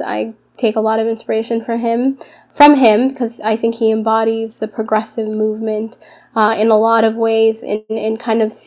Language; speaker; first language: English; early bilingual, other home language; Arabic